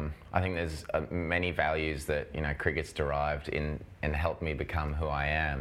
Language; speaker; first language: English; native; English